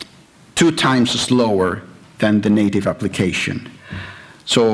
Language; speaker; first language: English; non-native, fluent; Italian